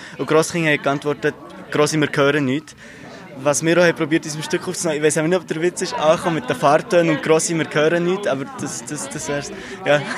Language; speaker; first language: German; native; German